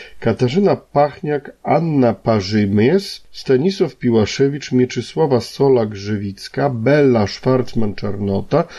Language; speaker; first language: Polish; native; Polish